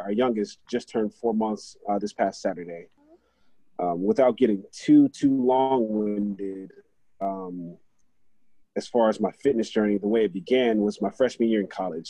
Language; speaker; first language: English; native; English